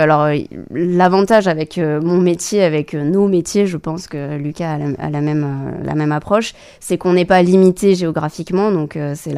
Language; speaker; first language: French; native; French